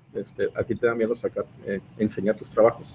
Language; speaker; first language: Spanish; native; Spanish